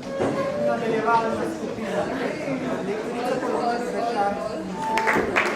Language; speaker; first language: Slovenian; native; Slovenian